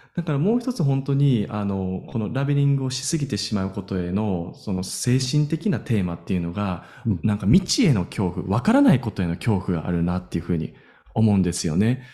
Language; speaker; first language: Japanese; native; Japanese